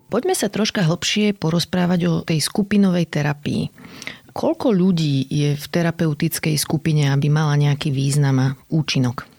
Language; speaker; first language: Slovak; native; Slovak